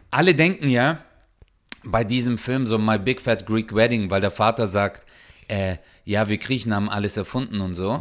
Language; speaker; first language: German; early bilingual, other home language; Turkish